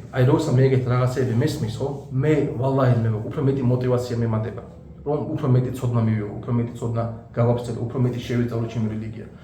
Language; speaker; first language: Georgian; non-native, local second language; Azerbaijani